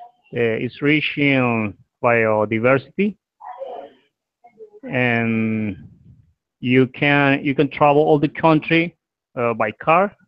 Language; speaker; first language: English; non-native, learner; Spanish